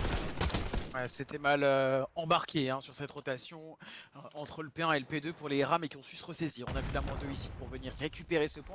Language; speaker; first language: French; native; French